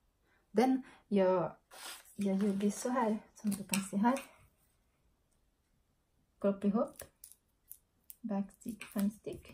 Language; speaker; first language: Swedish; non-native, learner; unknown